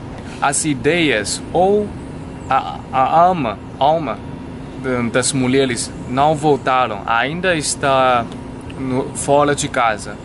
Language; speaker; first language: Portuguese; non-native, learner; Chinese